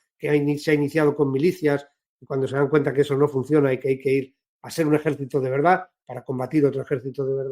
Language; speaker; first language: Spanish; native; Spanish